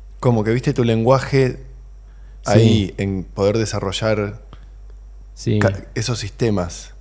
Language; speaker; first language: Spanish; native; Spanish